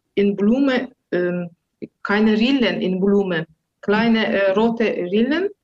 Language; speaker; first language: German; non-native, learner; Azerbaijani